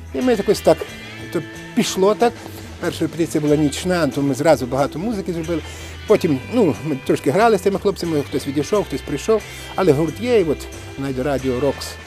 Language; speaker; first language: Ukrainian; native; Ukrainian